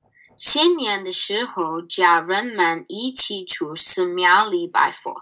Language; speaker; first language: Chinese; non-native, learner; English